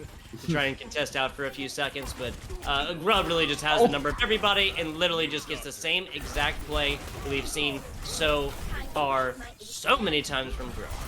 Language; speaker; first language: English; native; English